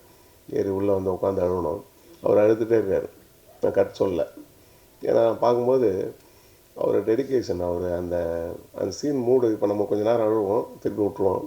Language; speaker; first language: Tamil; native; Tamil